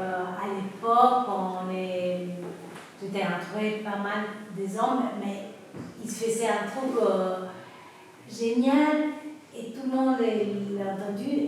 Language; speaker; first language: French; non-native, fluent; Spanish